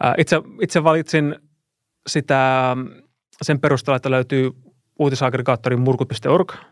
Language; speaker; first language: Finnish; non-native, fluent; Russian